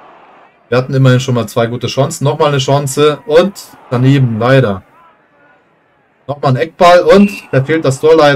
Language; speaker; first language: German; native; German